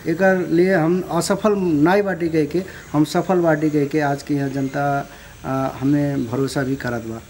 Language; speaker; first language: Bhojpuri; non-native, local second language; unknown